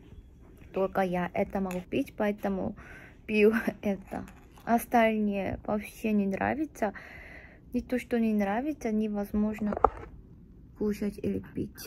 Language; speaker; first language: Russian; non-native, fluent; Korean